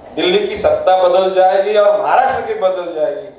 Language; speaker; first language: Hindi; non-native, local second language; Marathi